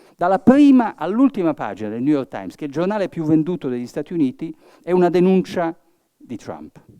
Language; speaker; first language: Italian; early bilingual, heritage; Italian